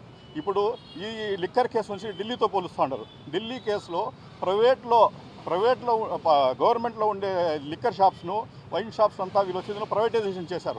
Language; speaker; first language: Telugu; native; Telugu